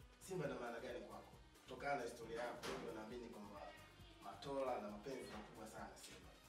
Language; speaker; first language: Swahili; native; Swahili